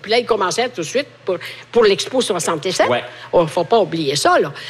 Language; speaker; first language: French; non-native, fluent; Italian